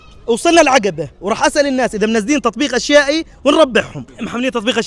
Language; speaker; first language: Arabic; native; Arabic